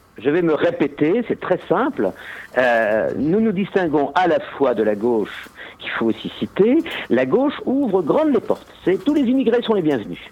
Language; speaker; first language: French; native; French